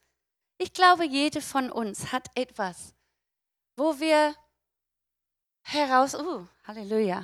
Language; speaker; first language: German; non-native, fluent; English